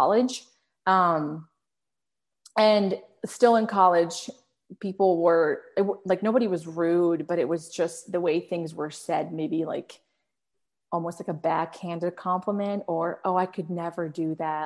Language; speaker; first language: English; early bilingual, other home language; Arabic